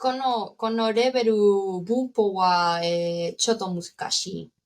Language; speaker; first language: Japanese; non-native, learner; Spanish